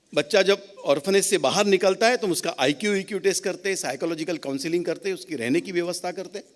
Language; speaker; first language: Hindi; non-native, local second language; Marathi